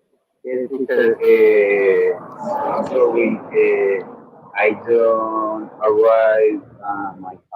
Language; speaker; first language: English; non-native, learner; Spanish